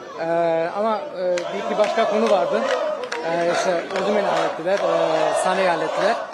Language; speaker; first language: Turkish; early bilingual, heritage; Turkish